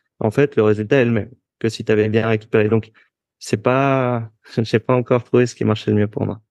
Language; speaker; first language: French; native; French